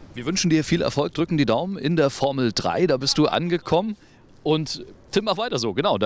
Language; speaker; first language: German; native; German